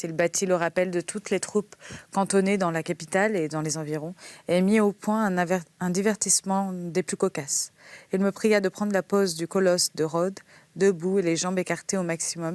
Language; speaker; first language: French; native; French